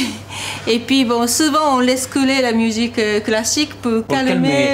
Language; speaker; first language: French; non-native, fluent; Japanese